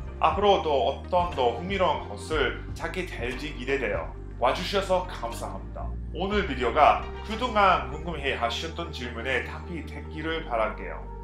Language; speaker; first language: Korean; non-native, fluent; English